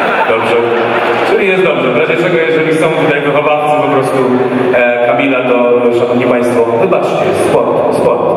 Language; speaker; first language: Polish; native; Polish